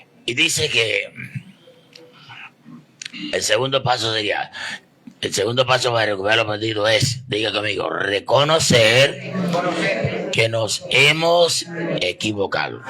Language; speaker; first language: Spanish; native; Spanish